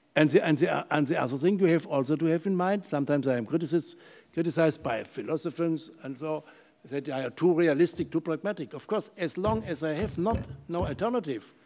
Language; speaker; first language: English; non-native, fluent; German